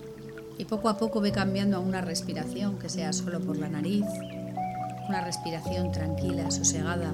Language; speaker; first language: Spanish; native; Spanish